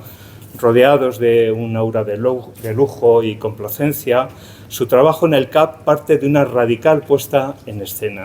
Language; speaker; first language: Spanish; native; Spanish